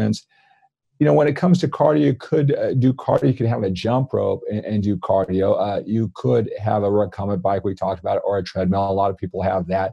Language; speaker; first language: English; native; English